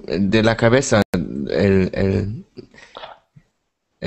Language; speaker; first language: Spanish; non-native, learner; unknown